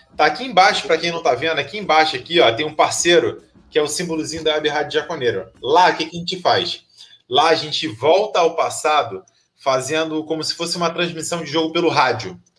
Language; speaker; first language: Portuguese; native; Portuguese